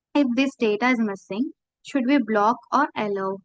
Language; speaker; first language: English; non-native, local second language; Telugu